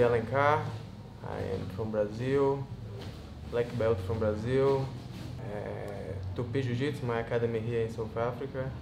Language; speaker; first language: English; non-native, learner; Portuguese